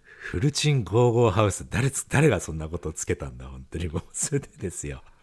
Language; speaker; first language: Japanese; native; Japanese